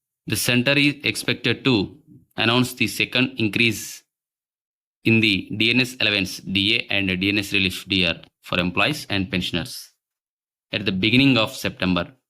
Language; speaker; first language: English; non-native, local second language; Telugu